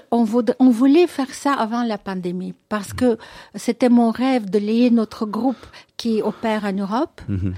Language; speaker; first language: French; non-native, fluent; Russian